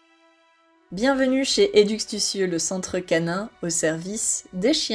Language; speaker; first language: French; native; French